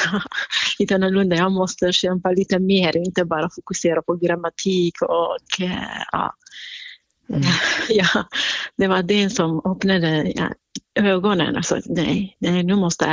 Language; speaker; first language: Swedish; non-native, fluent; Central Kurdish